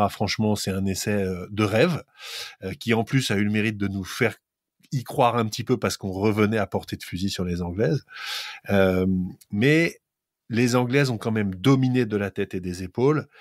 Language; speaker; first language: French; native; French